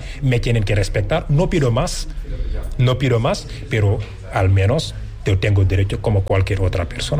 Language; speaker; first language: Spanish; non-native, fluent; Wolof